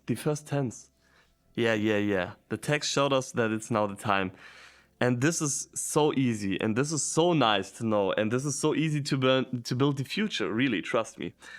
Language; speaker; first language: English; non-native, fluent; German